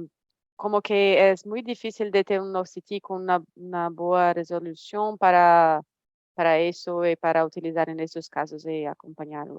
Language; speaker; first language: Spanish; non-native, fluent; Portuguese